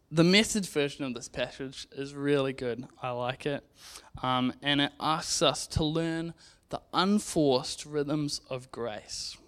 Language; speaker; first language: English; native; English